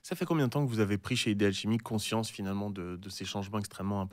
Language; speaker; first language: French; native; French